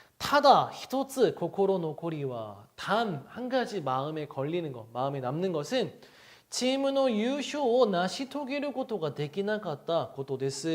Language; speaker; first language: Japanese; non-native, fluent; Korean